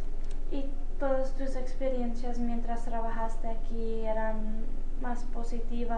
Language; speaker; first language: Spanish; early bilingual, heritage; Spanish